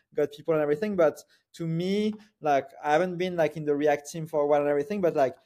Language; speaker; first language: English; non-native, fluent; French